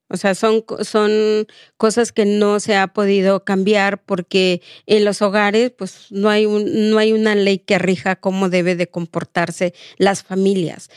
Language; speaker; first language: Spanish; non-native, local second language; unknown